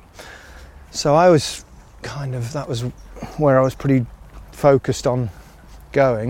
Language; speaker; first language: English; native; English